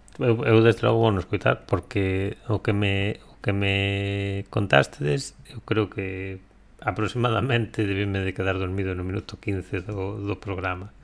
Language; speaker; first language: Galician; non-native, local second language; Spanish